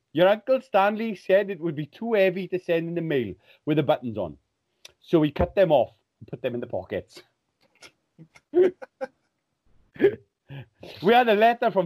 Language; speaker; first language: English; native; English